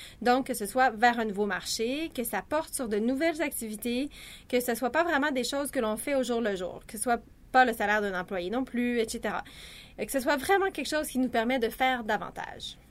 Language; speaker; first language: French; native; French